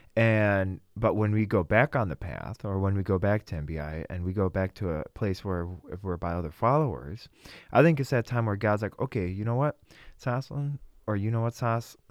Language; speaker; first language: English; early bilingual, other home language; Russian